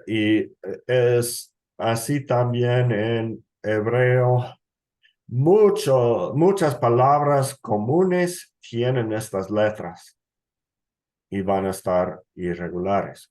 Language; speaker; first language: Spanish; non-native, fluent; English